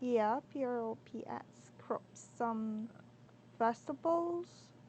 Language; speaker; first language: English; non-native, learner; Korean